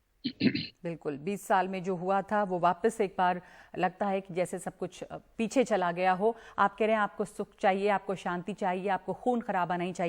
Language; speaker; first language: Hindi; native; Hindi